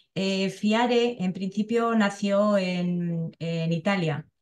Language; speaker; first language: Spanish; native; Spanish